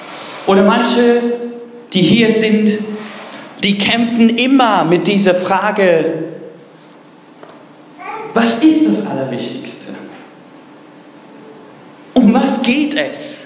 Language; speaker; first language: German; non-native, fluent; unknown